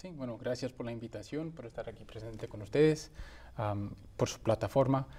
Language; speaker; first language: Spanish; early bilingual, heritage; Spanish